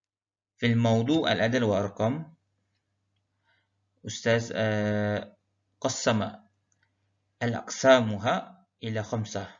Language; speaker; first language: Arabic; non-native, fluent; Malay